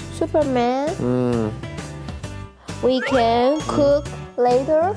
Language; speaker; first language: English; non-native, learner; Chinese